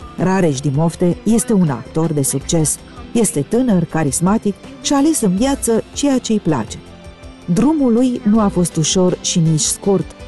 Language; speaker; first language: Romanian; native; Romanian